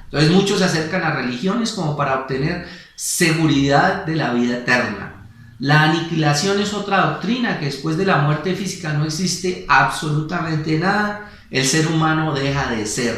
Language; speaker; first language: Spanish; native; Spanish